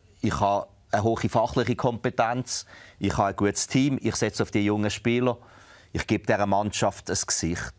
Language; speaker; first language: German; native; German